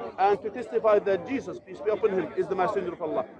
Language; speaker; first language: English; non-native, fluent; Arabic